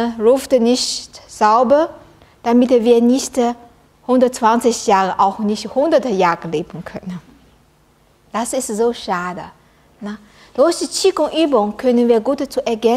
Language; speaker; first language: German; non-native, learner; Chinese